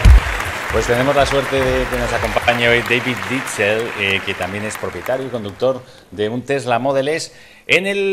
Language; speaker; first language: Spanish; native; Spanish